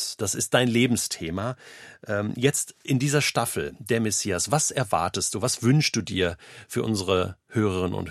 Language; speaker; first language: German; native; German